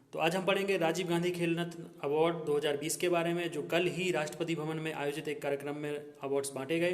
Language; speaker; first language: Hindi; native; Hindi